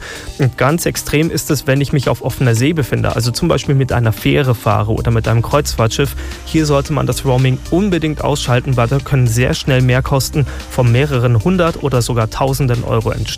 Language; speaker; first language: German; native; German